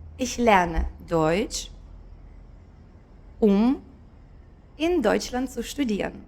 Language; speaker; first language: German; non-native, fluent; Ukrainian